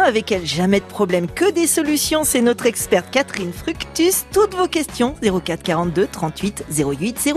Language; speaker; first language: French; native; French